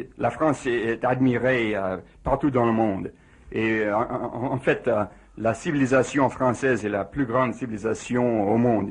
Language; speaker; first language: French; non-native, fluent; English